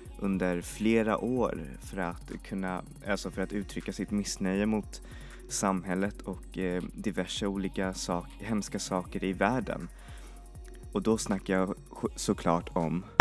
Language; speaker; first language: Swedish; native; Swedish